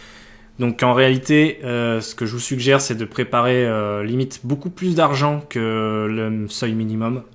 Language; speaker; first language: French; native; French